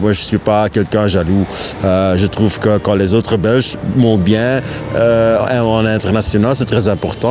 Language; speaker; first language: French; non-native, local second language; Dutch